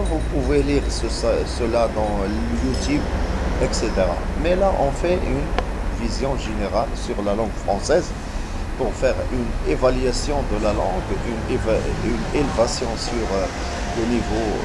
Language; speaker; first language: French; non-native, local second language; Arabic